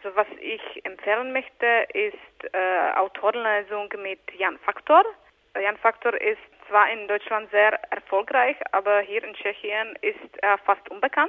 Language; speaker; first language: German; non-native, fluent; Czech